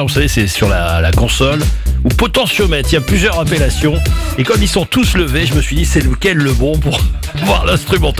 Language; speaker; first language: French; native; French